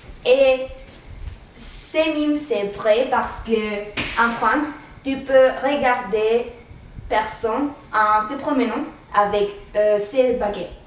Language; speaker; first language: French; non-native, learner; Spanish